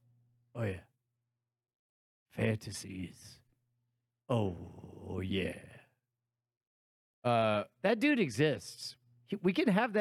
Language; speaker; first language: English; native; English